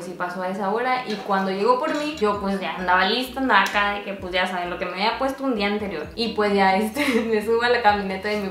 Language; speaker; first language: Spanish; native; Spanish